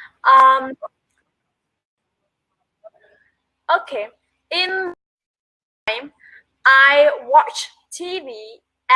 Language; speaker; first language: English; non-native, learner; Vietnamese